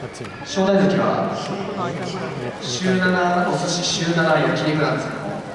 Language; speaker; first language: Japanese; native; Japanese